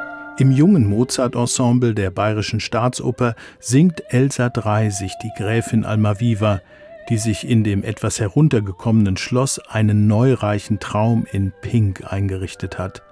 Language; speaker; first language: German; native; German